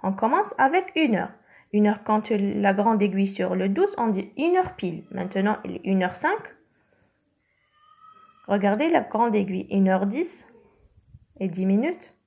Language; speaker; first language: French; non-native, local second language; Arabic